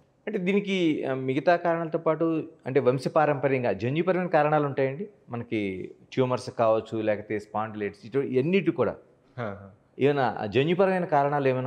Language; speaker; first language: Telugu; native; Telugu